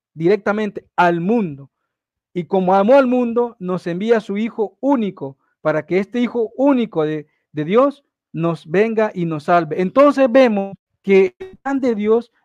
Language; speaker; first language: Spanish; native; Spanish